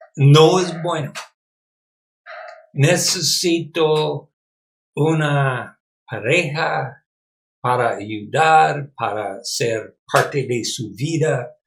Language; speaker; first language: Spanish; non-native, learner; English